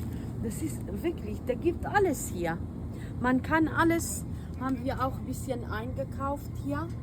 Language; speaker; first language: German; non-native, learner; Kurdish